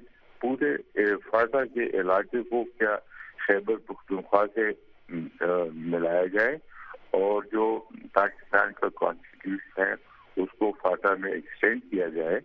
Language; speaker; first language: Urdu; native; Urdu